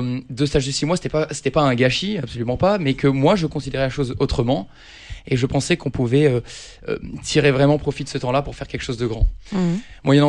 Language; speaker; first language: French; native; French